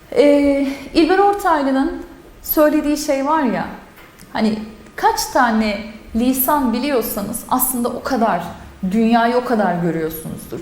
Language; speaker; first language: Turkish; native; Turkish